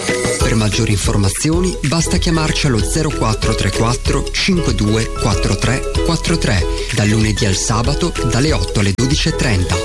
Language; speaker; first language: Italian; native; Italian